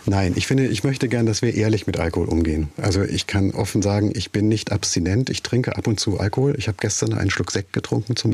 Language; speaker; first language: German; native; German